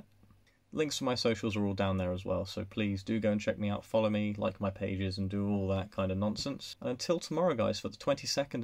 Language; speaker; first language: English; native; English